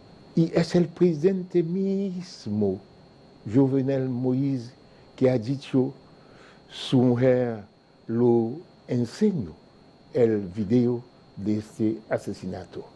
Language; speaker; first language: Spanish; non-native, fluent; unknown